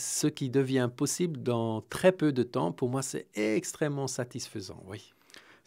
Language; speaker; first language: French; non-native, fluent; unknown